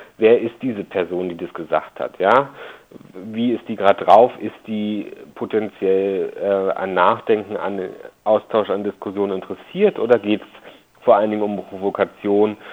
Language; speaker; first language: German; native; German